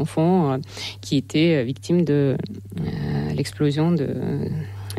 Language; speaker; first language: French; non-native, fluent; Russian